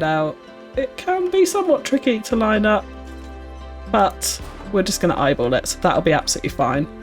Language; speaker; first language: English; native; English